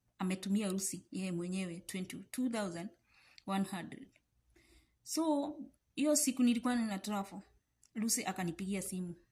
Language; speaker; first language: Swahili; native; Swahili